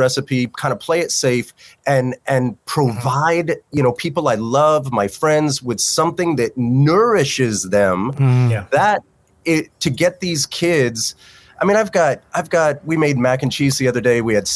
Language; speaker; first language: English; native; English